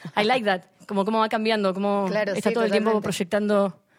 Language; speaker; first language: English; non-native, learner; Spanish